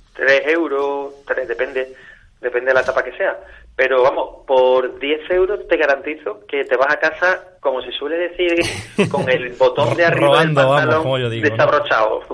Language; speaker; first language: Spanish; native; Spanish